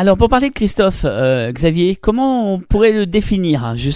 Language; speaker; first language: French; native; French